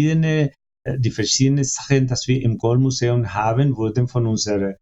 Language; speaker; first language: German; non-native, fluent; Spanish